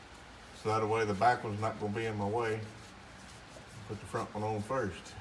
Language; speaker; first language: English; native; English